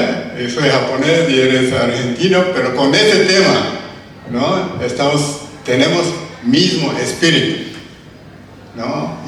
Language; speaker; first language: Spanish; non-native, learner; Japanese